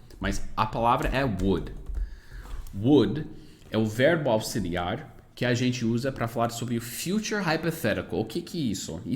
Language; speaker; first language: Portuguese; non-native, fluent; English